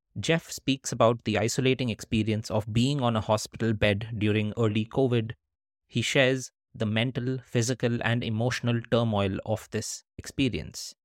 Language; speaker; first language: English; non-native, local second language; Hindi